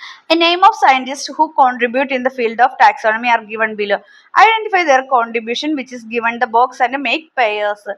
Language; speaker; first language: English; non-native, local second language; Malayalam